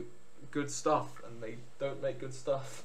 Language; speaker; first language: English; native; English